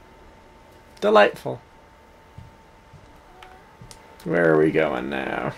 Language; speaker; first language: English; native; English